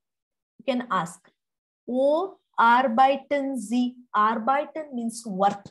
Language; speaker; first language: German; non-native, fluent; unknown